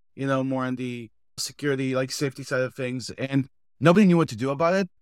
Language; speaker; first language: English; non-native, fluent; Hebrew